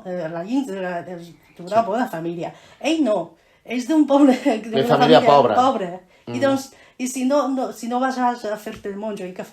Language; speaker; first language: Catalan; non-native, fluent; Chinese